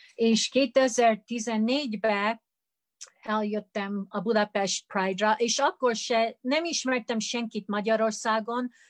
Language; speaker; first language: Hungarian; early bilingual, heritage; Hungarian